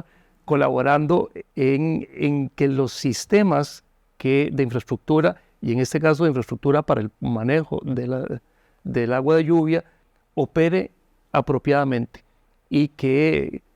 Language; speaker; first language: Spanish; native; Spanish